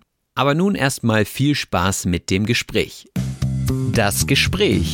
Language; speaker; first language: German; native; German